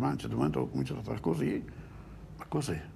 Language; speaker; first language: Italian; native; Italian